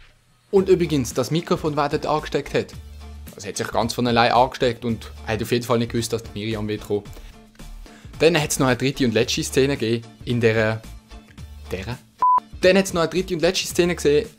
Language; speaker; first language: German; native; German